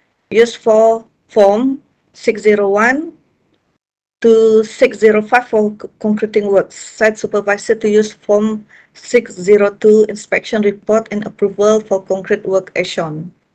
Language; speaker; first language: English; non-native, local second language; Malay